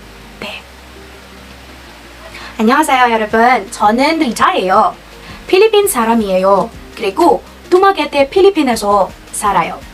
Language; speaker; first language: Korean; non-native, learner; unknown